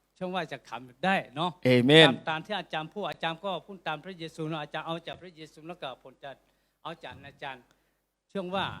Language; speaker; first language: Thai; non-native, local second language; S'gaw Karen